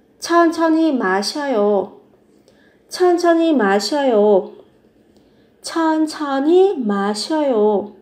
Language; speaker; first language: Korean; non-native, fluent; Vietnamese